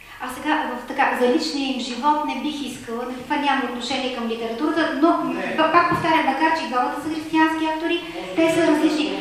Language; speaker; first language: Bulgarian; native; Bulgarian